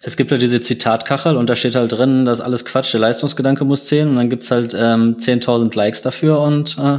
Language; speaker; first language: German; native; German